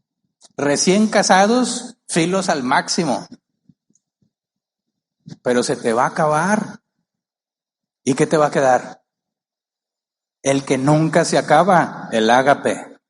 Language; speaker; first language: Spanish; native; Spanish